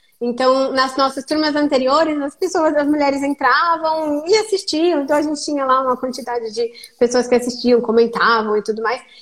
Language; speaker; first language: Portuguese; native; Portuguese